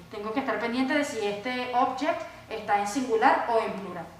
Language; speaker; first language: Spanish; native; Spanish